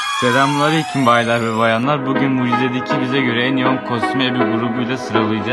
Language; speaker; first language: Turkish; native; Turkish